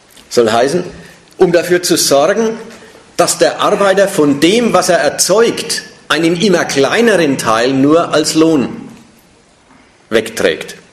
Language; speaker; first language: German; native; German